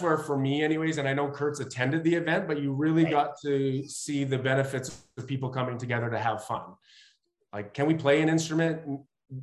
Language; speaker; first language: English; native; English